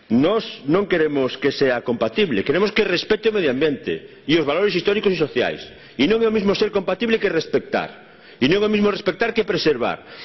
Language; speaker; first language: Galician; native; Galician